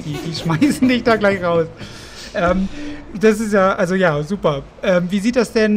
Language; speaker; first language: German; native; German